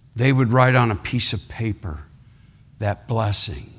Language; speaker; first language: English; native; English